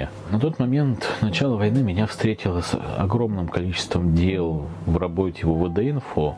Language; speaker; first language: Russian; native; Russian